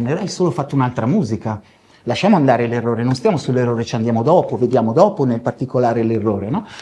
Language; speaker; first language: Italian; early bilingual, other home language; Spanish